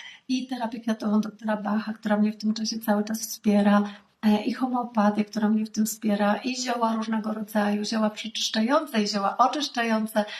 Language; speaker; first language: Polish; native; Polish